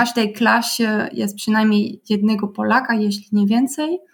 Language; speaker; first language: Polish; non-native, learner; German